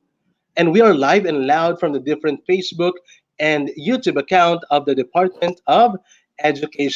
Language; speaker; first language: English; non-native, local second language; Filipino